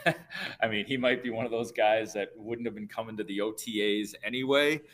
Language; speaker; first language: English; native; English